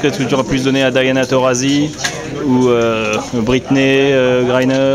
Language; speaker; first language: French; native; French